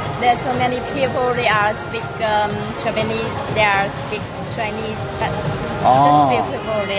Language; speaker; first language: English; non-native, learner; Vietnamese